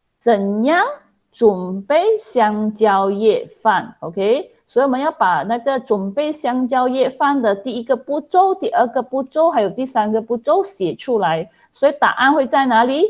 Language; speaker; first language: Chinese; non-native, local second language; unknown